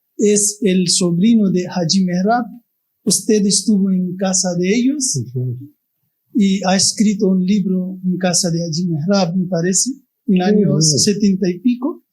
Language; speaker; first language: Spanish; non-native, fluent; Pashto